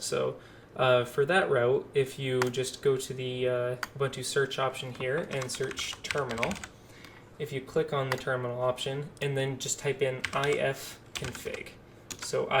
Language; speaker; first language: English; native; English